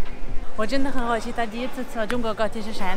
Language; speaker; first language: Chinese; native; Chinese